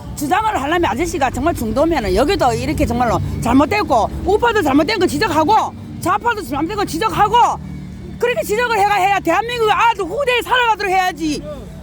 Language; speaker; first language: Korean; native; Korean